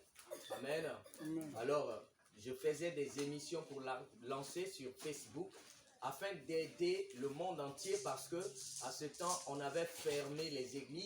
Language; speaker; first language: French; non-native, local second language; Lingala